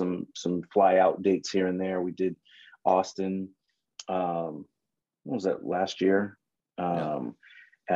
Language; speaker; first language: English; native; English